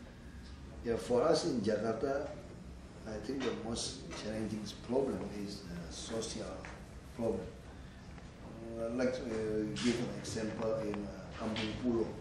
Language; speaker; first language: English; non-native, learner; Indonesian